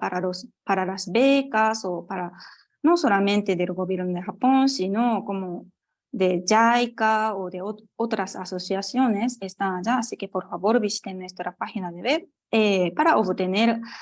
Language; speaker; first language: Spanish; non-native, fluent; Japanese